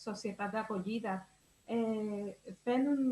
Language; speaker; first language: Catalan; non-native, learner; Spanish